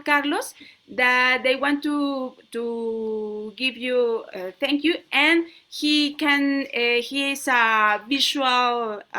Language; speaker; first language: English; non-native, learner; Spanish